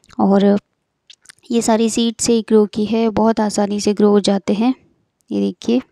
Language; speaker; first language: Hindi; native; Hindi